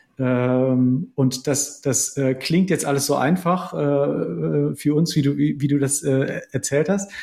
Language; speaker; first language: German; native; German